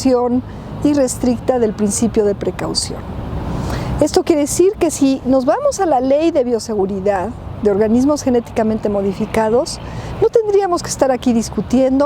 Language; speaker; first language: Spanish; native; Spanish